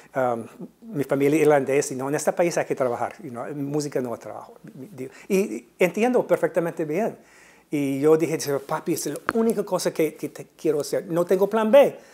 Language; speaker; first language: Spanish; non-native, fluent; English